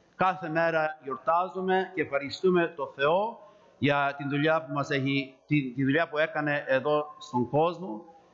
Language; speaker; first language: Greek; early bilingual, heritage; Greek